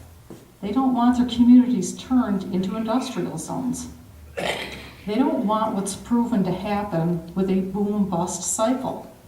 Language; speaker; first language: English; native; English